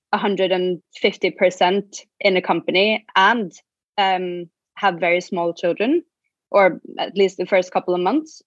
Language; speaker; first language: English; non-native, fluent; Norwegian